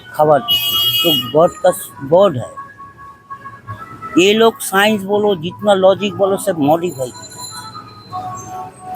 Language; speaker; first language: Hindi; non-native, local second language; Bangla